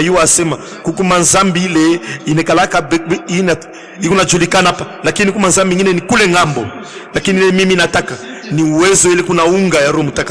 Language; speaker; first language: Swahili; native; Swahili